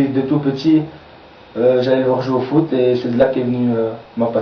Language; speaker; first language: French; native; French